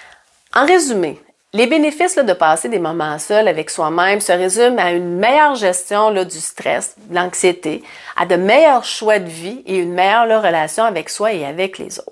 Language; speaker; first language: French; native; French